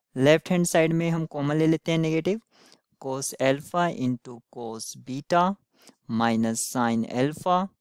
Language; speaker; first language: Hindi; native; Hindi